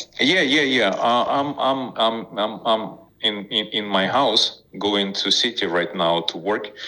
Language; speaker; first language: English; non-native, fluent; Ukrainian